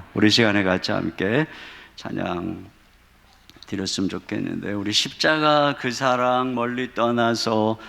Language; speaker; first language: Korean; native; Korean